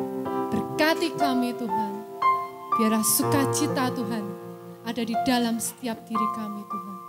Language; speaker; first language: Indonesian; native; Indonesian